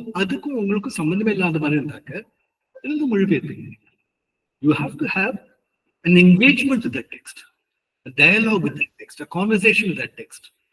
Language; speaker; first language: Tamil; early bilingual, heritage; Tamil